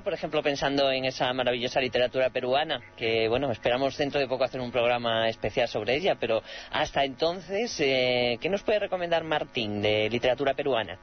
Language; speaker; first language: Spanish; native; Spanish